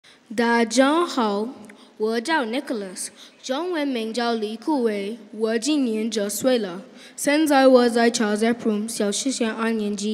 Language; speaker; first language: Chinese; non-native, learner; English